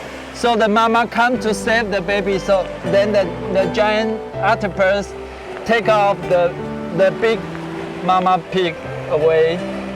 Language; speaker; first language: English; non-native, learner; Chinese